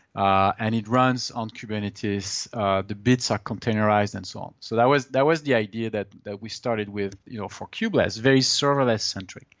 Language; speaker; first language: English; non-native, fluent; French